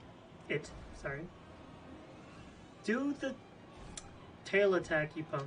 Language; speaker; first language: English; native; English